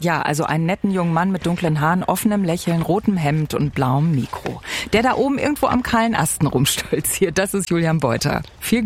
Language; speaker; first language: German; native; German